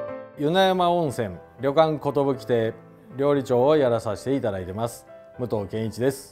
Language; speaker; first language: Japanese; native; Japanese